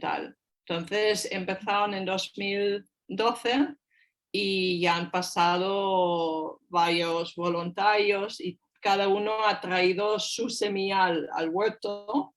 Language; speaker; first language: Spanish; non-native, fluent; German